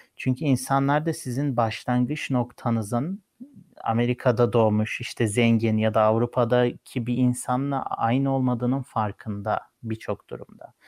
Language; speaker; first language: Turkish; native; Turkish